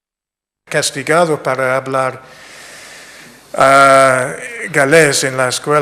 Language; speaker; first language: Spanish; non-native, fluent; English